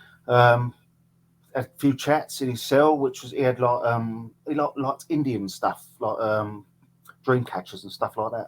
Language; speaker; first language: English; native; English